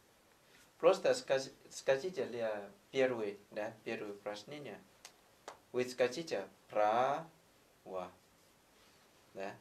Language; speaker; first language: Russian; non-native, learner; Thai